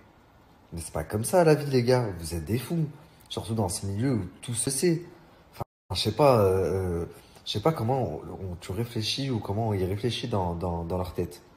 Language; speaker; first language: French; native; French